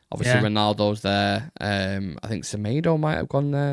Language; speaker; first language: English; native; English